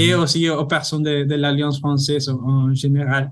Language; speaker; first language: French; non-native, learner; Spanish